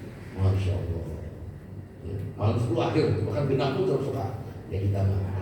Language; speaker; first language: Indonesian; native; Indonesian